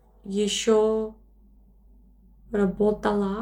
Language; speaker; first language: Russian; non-native, learner; English